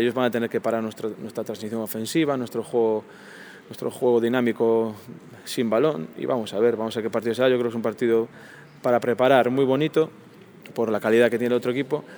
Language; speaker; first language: Spanish; native; Spanish